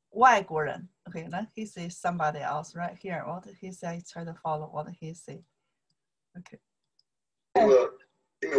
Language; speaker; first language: English; non-native, learner; Chinese